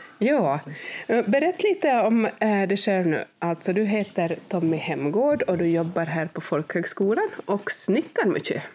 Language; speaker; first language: Swedish; native; Swedish